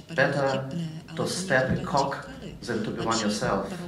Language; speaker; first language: English; non-native, fluent; Russian